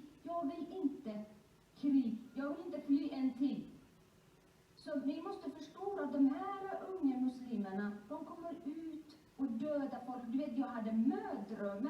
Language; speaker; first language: Swedish; non-native, fluent; Somali